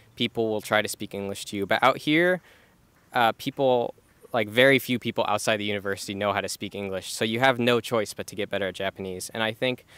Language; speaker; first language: English; native; English